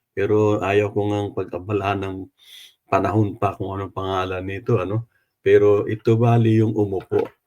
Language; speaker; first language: Filipino; non-native, local second language; Cebuano